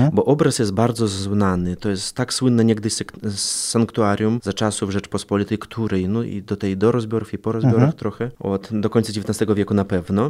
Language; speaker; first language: Polish; early bilingual, other home language; Belarusian